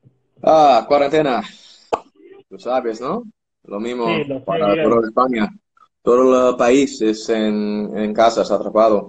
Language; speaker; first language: Spanish; non-native, learner; English